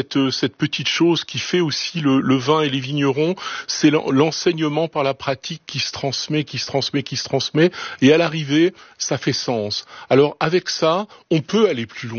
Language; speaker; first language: French; native; French